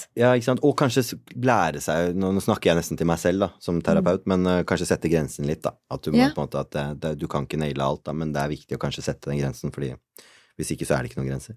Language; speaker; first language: Norwegian; early bilingual, other home language; Punjabi